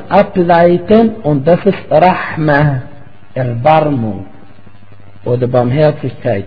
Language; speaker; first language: German; non-native, fluent; Arabic